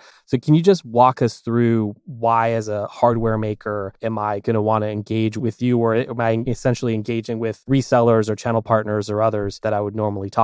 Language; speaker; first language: English; native; English